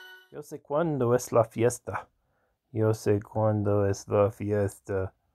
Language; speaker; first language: Spanish; non-native, learner; English